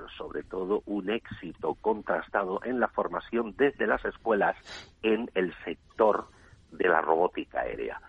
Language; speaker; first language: Spanish; native; Spanish